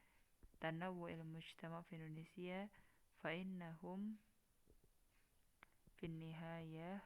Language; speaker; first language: Arabic; non-native, fluent; Indonesian